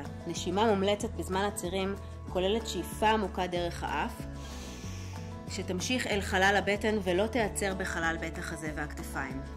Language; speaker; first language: Hebrew; native; Hebrew